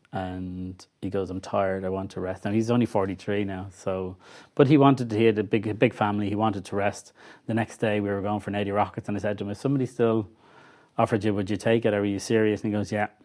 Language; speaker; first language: English; native; English